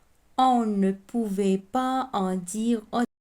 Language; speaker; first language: French; non-native, local second language; Arabic